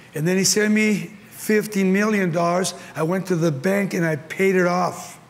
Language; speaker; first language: English; early bilingual, other home language; Spanish